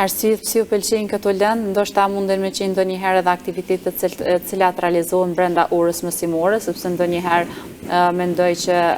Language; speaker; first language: Albanian; native; Albanian